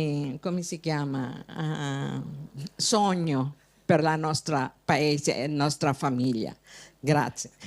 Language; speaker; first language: Italian; non-native, learner; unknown